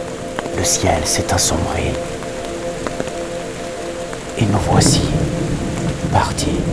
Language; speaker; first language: French; native; French